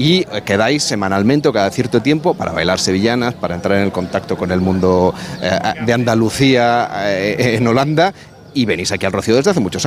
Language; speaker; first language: Spanish; native; Spanish